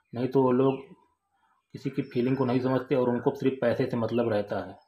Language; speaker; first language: Hindi; native; Hindi